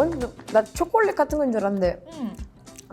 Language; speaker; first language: Korean; non-native, fluent; Portuguese